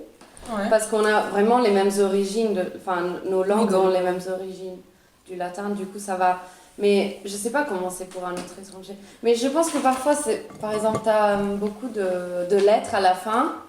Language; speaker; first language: French; early bilingual, other home language; Italian